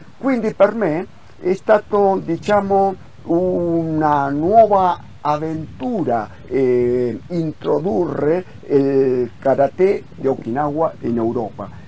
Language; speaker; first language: Italian; non-native, fluent; Spanish